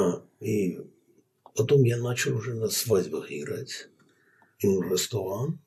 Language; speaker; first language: Russian; non-native, fluent; Armenian